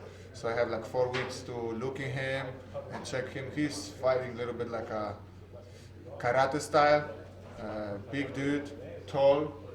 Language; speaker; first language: English; non-native, fluent; Polish